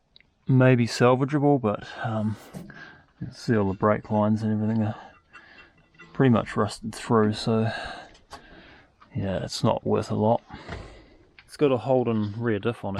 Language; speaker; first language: English; native; English